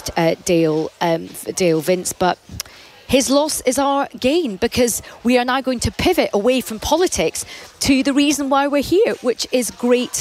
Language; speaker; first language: English; native; English